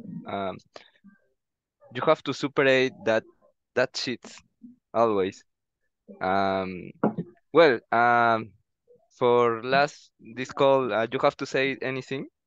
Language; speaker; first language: English; non-native, learner; Spanish